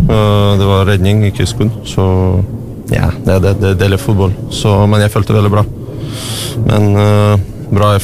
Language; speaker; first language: Norwegian; non-native, learner; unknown